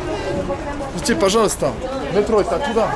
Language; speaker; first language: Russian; non-native, learner; French